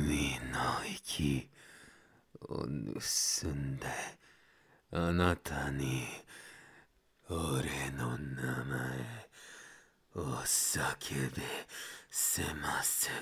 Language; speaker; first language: Japanese; non-native, learner; Spanish